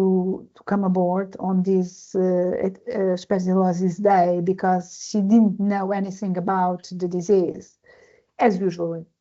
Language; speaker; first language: English; non-native, learner; Portuguese